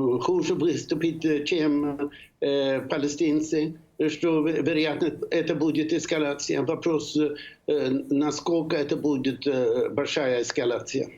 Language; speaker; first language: Russian; non-native, fluent; Swedish